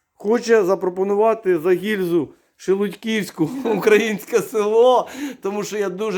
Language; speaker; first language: Ukrainian; native; Ukrainian